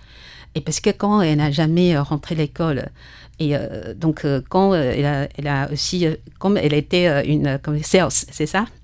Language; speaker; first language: French; non-native, learner; Chinese